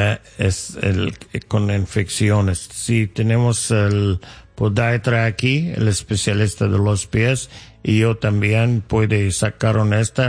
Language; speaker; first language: Spanish; non-native, learner; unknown